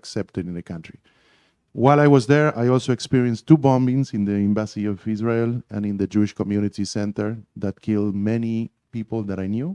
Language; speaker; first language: English; non-native, fluent; Spanish